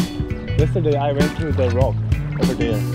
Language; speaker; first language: English; non-native, learner; Korean